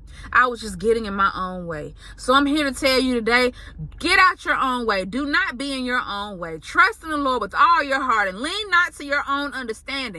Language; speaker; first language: English; native; English